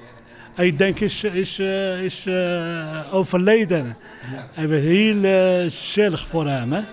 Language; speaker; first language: Dutch; non-native, learner; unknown